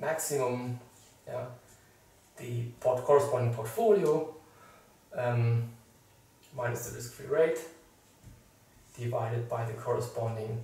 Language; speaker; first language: English; non-native, fluent; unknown